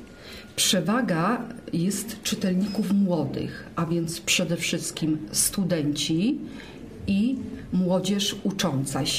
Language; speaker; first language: Polish; native; Polish